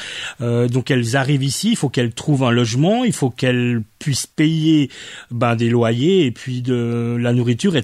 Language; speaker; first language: French; native; French